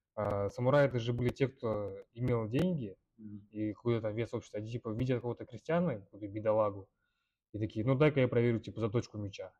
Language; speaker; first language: Russian; early bilingual, other home language; Kyrgyz